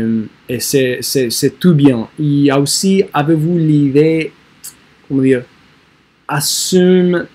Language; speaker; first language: French; non-native, learner; English